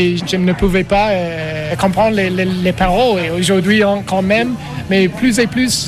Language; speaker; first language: French; non-native, learner; English